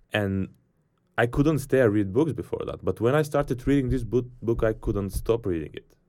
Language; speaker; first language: English; non-native, fluent; Bulgarian